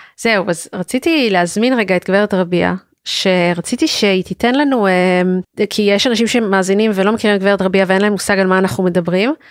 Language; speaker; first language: Hebrew; native; Hebrew